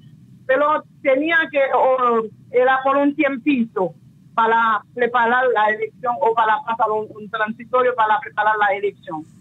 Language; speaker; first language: Spanish; non-native, local second language; Haitian Creole